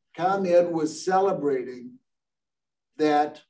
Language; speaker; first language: English; native; English